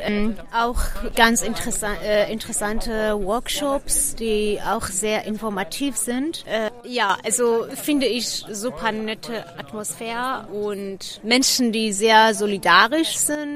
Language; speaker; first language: German; non-native, fluent; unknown